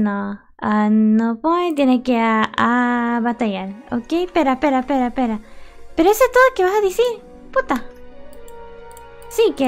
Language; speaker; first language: Spanish; early bilingual, heritage; Spanish